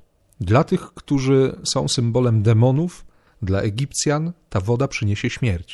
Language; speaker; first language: Polish; native; Polish